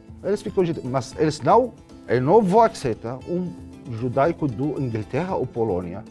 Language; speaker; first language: Portuguese; non-native, learner; Arabic